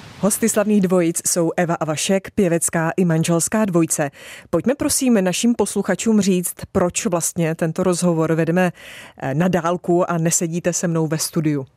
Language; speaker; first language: Czech; native; Czech